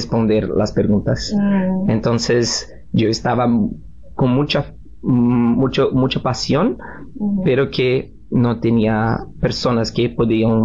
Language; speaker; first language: Spanish; non-native, learner; Portuguese